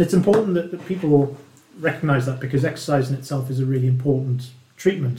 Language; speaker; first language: English; native; English